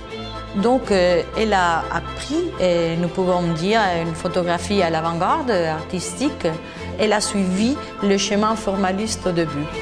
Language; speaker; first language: French; non-native, fluent; Spanish